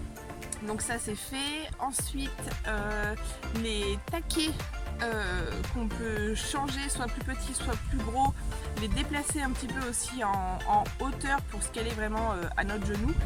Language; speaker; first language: French; native; French